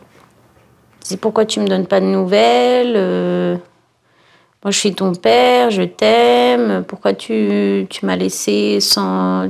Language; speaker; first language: French; early bilingual, other home language; Arabic